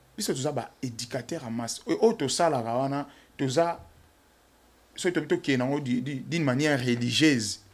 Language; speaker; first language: French; non-native, local second language; Lingala